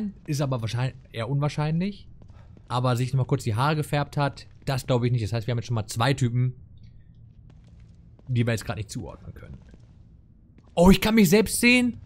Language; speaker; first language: German; native; German